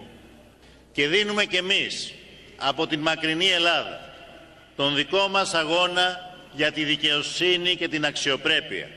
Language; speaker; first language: Greek; native; Greek